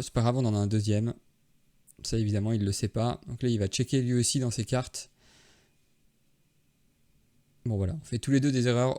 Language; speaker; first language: French; native; French